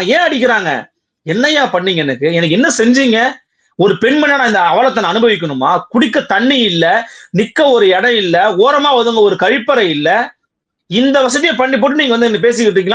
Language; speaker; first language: Tamil; native; Tamil